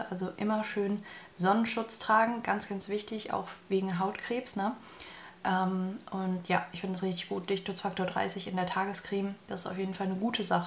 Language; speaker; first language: German; native; German